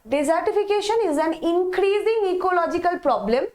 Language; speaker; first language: English; non-native, local second language; Bangla